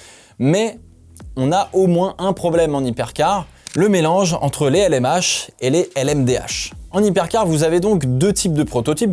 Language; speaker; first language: French; native; French